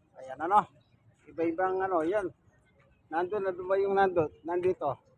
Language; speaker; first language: Filipino; native; Filipino